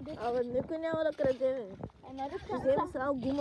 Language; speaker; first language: Bulgarian; native; Bulgarian